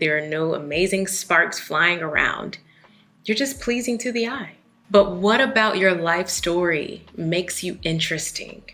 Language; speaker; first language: English; native; English